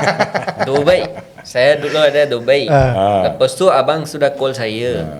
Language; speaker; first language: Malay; non-native, learner; Punjabi